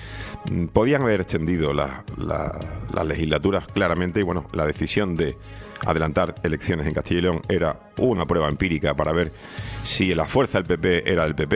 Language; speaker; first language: Spanish; native; Spanish